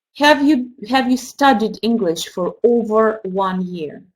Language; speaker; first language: English; non-native, fluent; Russian